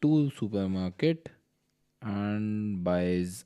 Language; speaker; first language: English; non-native, local second language; Hindi